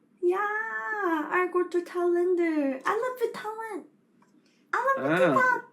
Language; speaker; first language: English; non-native, learner; Korean